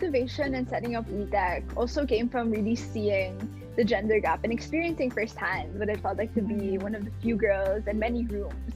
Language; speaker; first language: English; non-native, local second language; Filipino